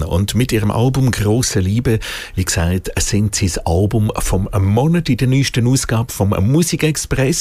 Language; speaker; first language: German; native; German